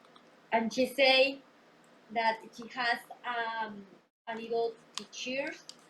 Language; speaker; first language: English; non-native, learner; Spanish